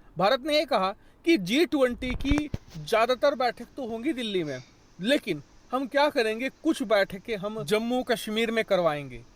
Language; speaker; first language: Hindi; native; Hindi